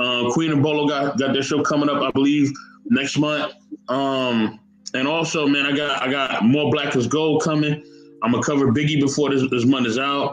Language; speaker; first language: English; native; English